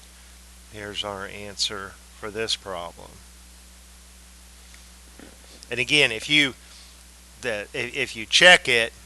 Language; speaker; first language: English; native; English